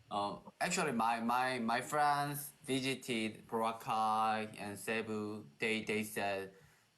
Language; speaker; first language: English; non-native, learner; Korean